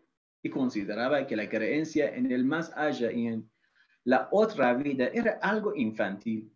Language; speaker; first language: Spanish; non-native, fluent; Persian